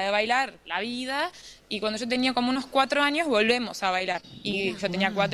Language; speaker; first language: Spanish; native; Spanish